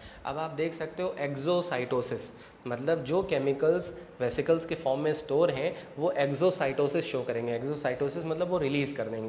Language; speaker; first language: Hindi; native; Hindi